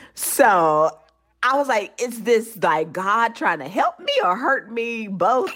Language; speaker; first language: English; native; English